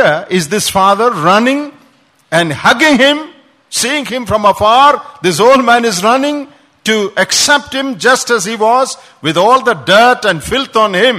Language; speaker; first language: English; non-native, local second language; Malayalam